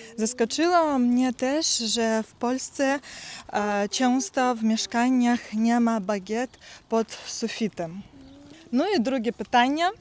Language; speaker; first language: Polish; non-native, learner; Ukrainian